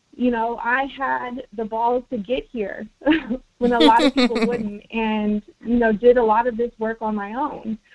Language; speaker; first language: English; early bilingual, other home language; Spanish